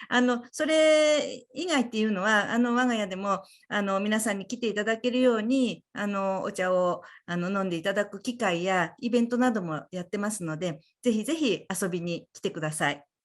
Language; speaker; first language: Japanese; native; Japanese